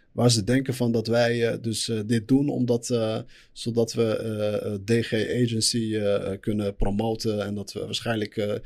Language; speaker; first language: Dutch; early bilingual, other home language; Arabic